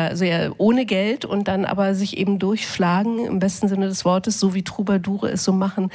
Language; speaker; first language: German; native; German